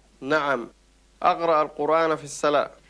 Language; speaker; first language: Arabic; non-native, learner; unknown